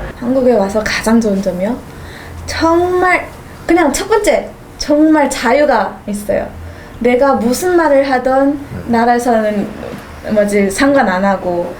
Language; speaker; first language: Korean; native; Korean